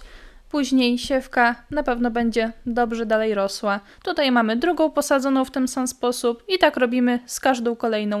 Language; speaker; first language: Polish; native; Polish